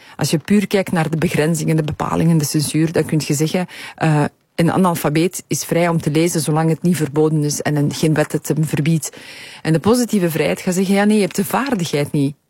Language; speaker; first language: Dutch; early bilingual, other home language; Polish